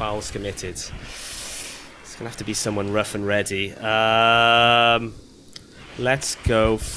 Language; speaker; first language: English; native; English